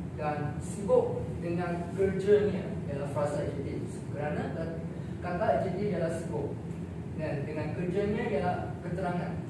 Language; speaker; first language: Malay; non-native, local second language; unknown